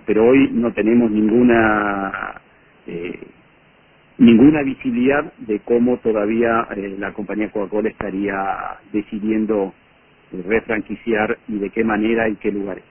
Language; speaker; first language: Spanish; native; Spanish